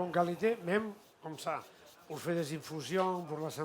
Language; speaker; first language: French; non-native, learner; Catalan